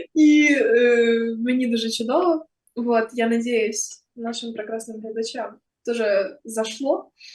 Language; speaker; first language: Ukrainian; native; Ukrainian